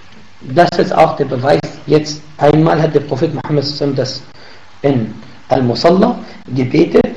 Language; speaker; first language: German; non-native, learner; Arabic